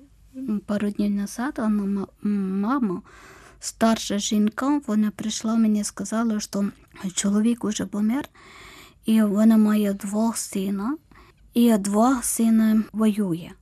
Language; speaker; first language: Ukrainian; non-native, learner; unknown